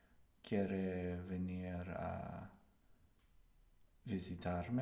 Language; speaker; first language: Spanish; non-native, learner; English